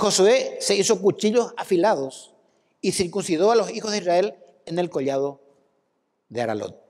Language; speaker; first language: Spanish; native; Spanish